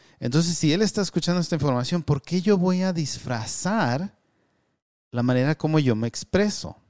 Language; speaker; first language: Spanish; early bilingual, heritage; Spanish